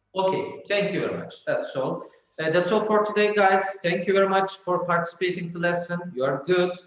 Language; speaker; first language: English; non-native, fluent; Turkish